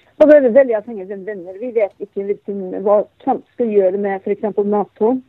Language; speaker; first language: Norwegian; non-native, fluent; English